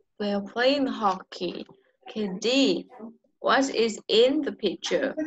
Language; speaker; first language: English; non-native, learner; Vietnamese